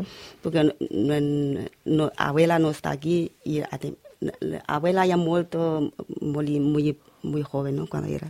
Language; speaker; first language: Spanish; non-native, learner; Chinese